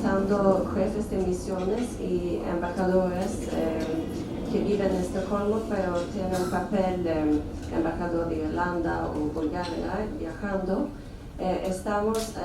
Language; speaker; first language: Spanish; non-native, fluent; Swedish